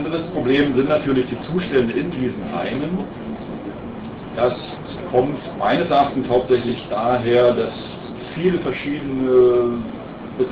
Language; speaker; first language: German; native; German